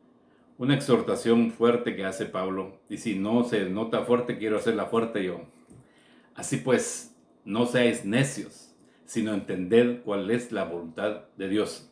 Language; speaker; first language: Spanish; native; Spanish